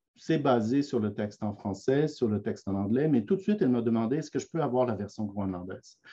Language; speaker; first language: French; native; French